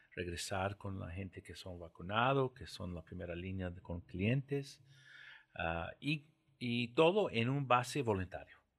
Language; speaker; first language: Spanish; non-native, fluent; English